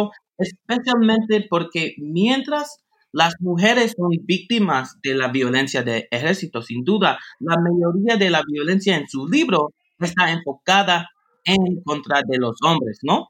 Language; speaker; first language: Spanish; non-native, fluent; English